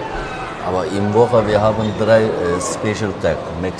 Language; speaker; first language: German; non-native, learner; Turkish